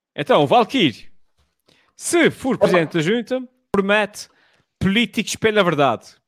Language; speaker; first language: Portuguese; native; Portuguese